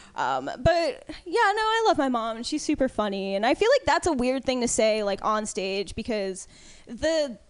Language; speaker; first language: English; native; English